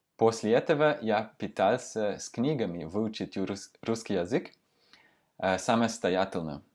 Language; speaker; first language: Russian; non-native, fluent; Swiss German